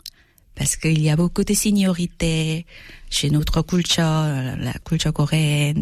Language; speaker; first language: French; non-native, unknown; Korean